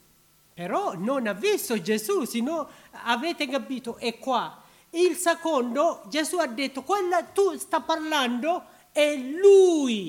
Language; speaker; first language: Italian; non-native, learner; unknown